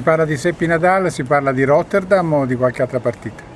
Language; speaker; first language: Italian; native; Italian